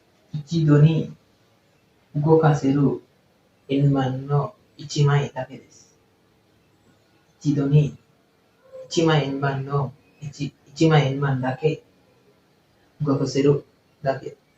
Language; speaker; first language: Japanese; non-native, learner; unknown